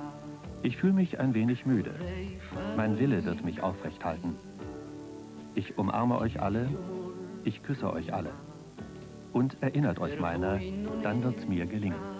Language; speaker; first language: German; native; German